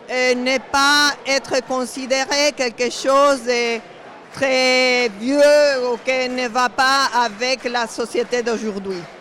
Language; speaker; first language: French; non-native, fluent; Spanish